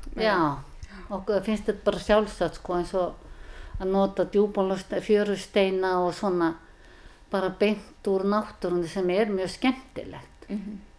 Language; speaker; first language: Icelandic; native; Icelandic